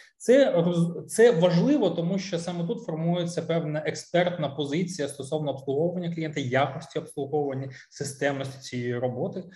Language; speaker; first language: Ukrainian; non-native, local second language; Russian